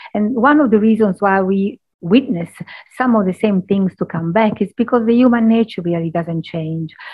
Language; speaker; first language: English; non-native, fluent; Italian